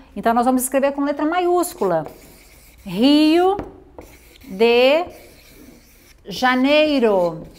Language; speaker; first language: Portuguese; native; Portuguese